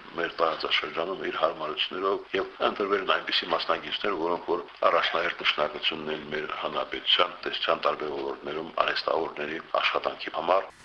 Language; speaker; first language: Armenian; native; Armenian